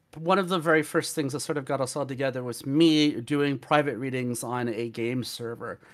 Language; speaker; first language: English; native; English